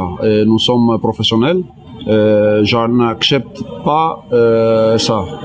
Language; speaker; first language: French; non-native, learner; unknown